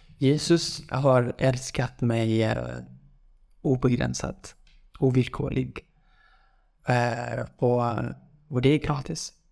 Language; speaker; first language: Swedish; non-native, fluent; Kurdish